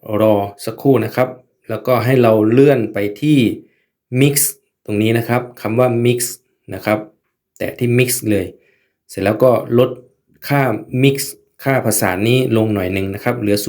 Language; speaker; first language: Thai; native; Thai